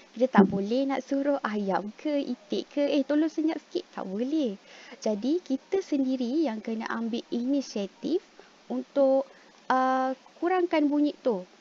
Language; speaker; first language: Malay; native; Malay